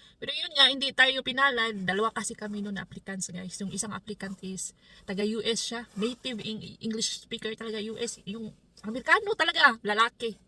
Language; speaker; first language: Filipino; non-native, local second language; Cebuano